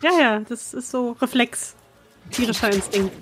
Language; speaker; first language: German; native; German